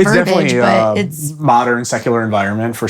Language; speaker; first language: English; native; English